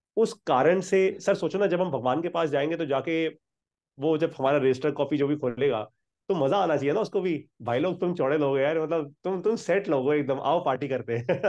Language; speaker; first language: Hindi; native; Hindi